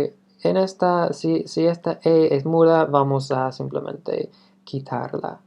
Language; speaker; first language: Spanish; non-native, fluent; English